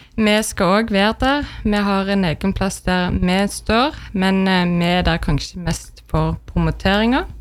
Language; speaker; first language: Norwegian; native; Norwegian